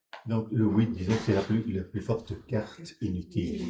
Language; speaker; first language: French; native; French